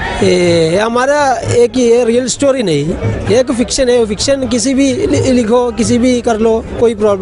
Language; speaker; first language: Hindi; non-native, local second language; Malayalam